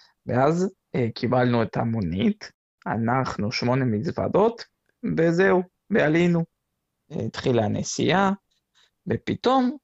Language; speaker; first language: Hebrew; non-native, fluent; Spanish